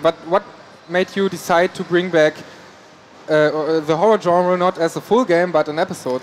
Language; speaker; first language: English; non-native, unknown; German